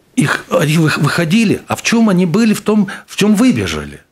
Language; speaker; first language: Russian; native; Russian